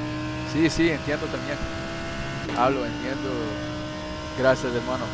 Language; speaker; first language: Spanish; non-native, learner; Portuguese